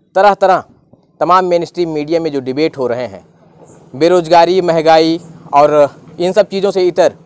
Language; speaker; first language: Hindi; native; Hindi